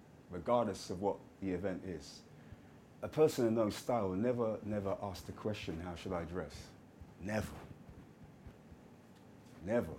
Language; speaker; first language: English; native; English